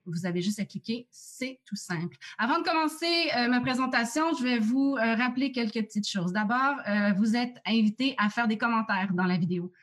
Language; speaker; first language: French; native; French